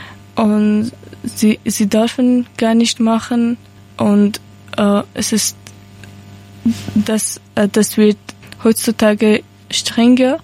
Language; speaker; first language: German; non-native, learner; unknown